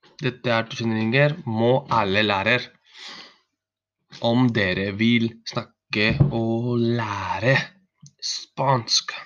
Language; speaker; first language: Norwegian; non-native, learner; Spanish